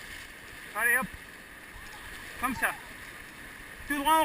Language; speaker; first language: French; native; French